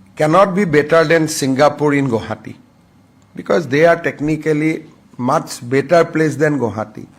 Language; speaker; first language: English; non-native, local second language; Assamese